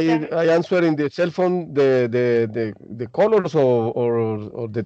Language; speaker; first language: English; non-native, learner; Spanish